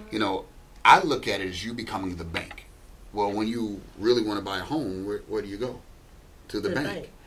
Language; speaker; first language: English; native; English